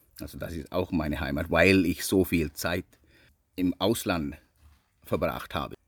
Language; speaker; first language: German; non-native, fluent; Sinhala